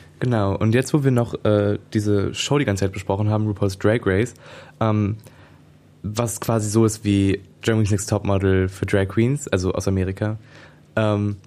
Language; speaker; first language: German; native; German